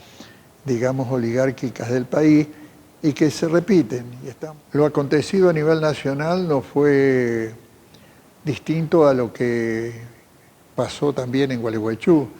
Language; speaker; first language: Spanish; native; Spanish